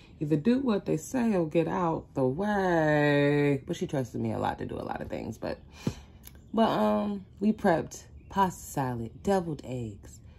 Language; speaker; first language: English; native; English